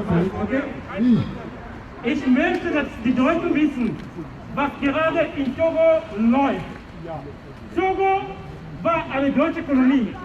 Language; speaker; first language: German; non-native, fluent; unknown